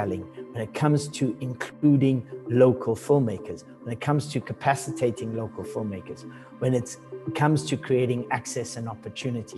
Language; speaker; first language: English; non-native, local second language; Zulu